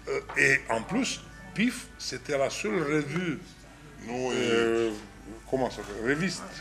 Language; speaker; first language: French; non-native, fluent; Romanian